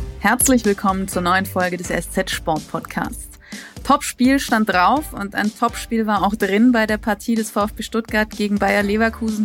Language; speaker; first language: German; native; German